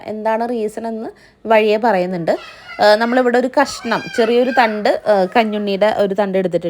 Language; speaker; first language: Malayalam; native; Malayalam